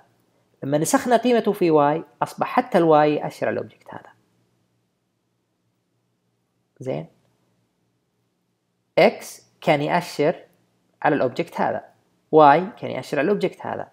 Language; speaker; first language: Arabic; native; Arabic